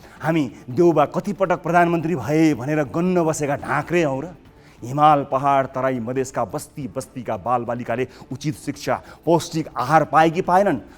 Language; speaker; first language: Nepali; native; Nepali